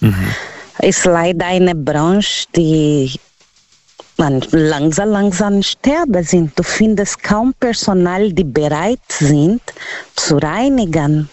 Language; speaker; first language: German; non-native, fluent; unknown